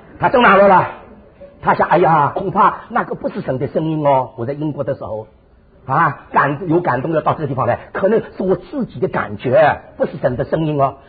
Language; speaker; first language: Chinese; native; Chinese